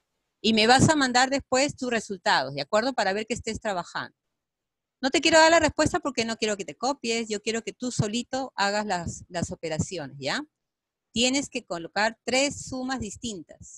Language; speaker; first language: Spanish; native; Spanish